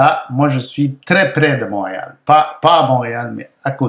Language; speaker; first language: French; non-native, fluent; Spanish